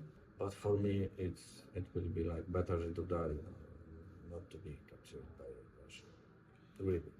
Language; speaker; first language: English; non-native, learner; Polish